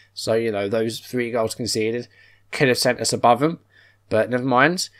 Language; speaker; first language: English; native; English